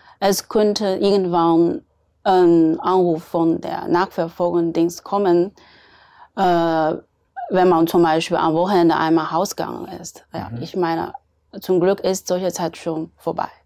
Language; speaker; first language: German; non-native, fluent; Chinese